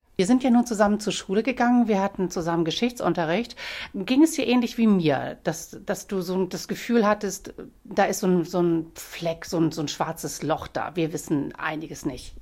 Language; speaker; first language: German; native; German